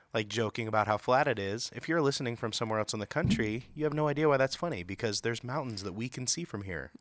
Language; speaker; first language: English; native; English